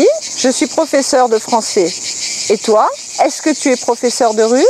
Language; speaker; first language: French; native; French